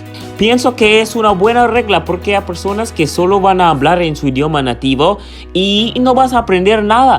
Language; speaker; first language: Spanish; non-native, learner; English